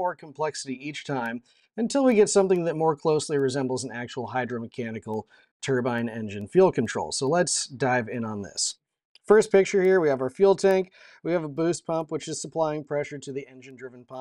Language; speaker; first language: English; native; English